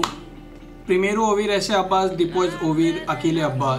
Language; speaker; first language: Portuguese; non-native, learner; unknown